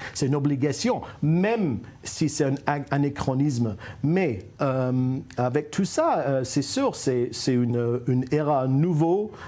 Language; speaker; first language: French; non-native, fluent; English